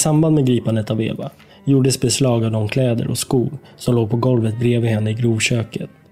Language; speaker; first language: Swedish; native; Swedish